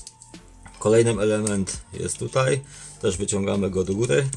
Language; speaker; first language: Polish; native; Polish